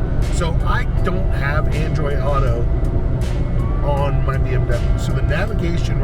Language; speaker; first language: English; native; English